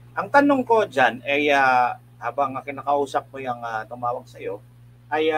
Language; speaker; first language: Filipino; native; Filipino